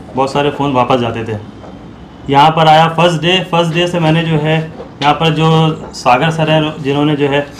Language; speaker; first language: Hindi; native; Hindi